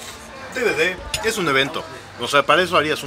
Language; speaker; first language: Spanish; native; Spanish